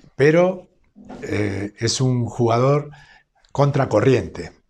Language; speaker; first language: Spanish; native; Spanish